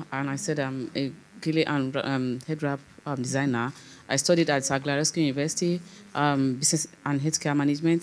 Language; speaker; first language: English; non-native, local second language; Yoruba